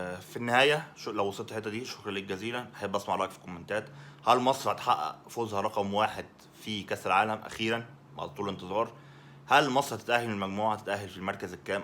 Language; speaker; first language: Arabic; native; Arabic